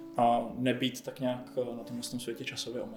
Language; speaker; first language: Czech; native; Czech